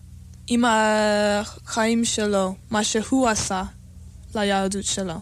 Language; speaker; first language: Hebrew; non-native, learner; English